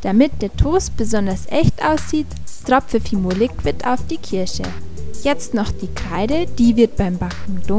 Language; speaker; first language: German; native; German